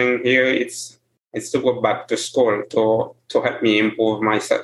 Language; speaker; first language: English; non-native, learner; Haitian Creole